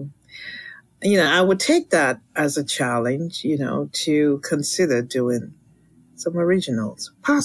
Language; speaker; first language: English; non-native, local second language; Yoruba